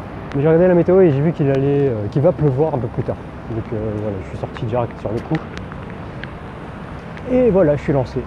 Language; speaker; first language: French; native; French